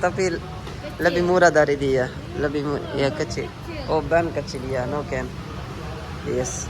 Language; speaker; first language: Indonesian; non-native, learner; Urdu